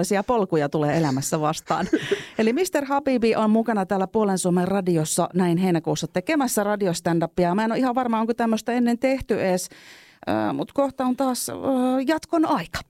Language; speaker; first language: Finnish; native; Finnish